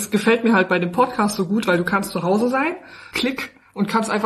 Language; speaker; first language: German; native; German